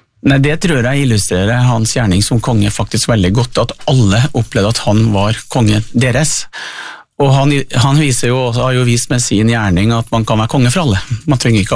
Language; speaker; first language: Norwegian; native; Norwegian